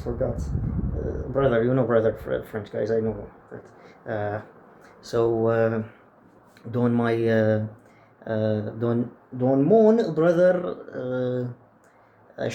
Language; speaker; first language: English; non-native, fluent; Arabic